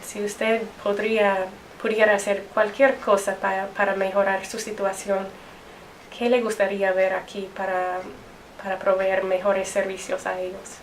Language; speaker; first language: Spanish; non-native, fluent; English